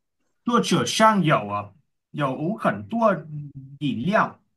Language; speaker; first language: Chinese; non-native, learner; Vietnamese